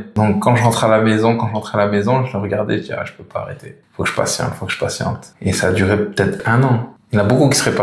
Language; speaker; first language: French; native; French